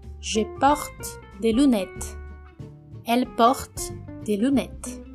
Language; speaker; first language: French; non-native, fluent; Portuguese